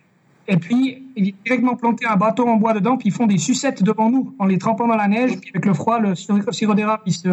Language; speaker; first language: French; native; French